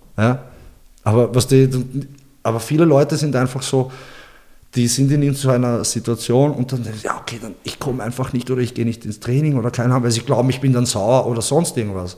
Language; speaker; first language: German; early bilingual, other home language; Bosnian